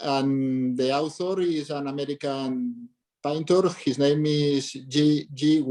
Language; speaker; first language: English; non-native, learner; Catalan